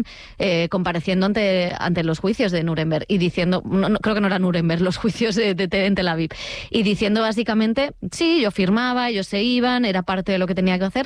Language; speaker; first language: Spanish; native; Spanish